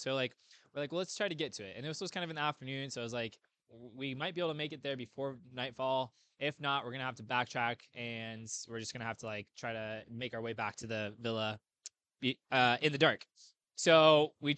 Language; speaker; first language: English; native; English